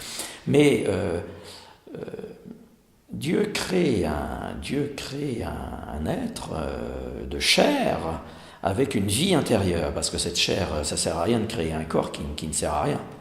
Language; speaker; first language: French; native; French